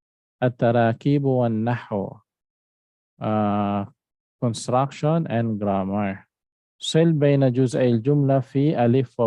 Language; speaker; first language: Arabic; non-native, fluent; Filipino